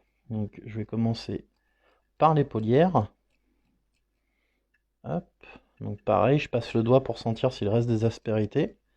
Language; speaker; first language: French; native; French